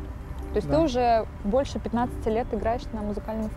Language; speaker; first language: Russian; native; Russian